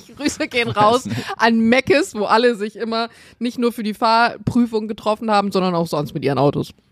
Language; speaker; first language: German; early bilingual, other home language; Vietnamese